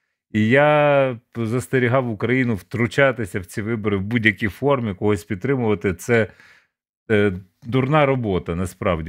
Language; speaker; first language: Ukrainian; native; Ukrainian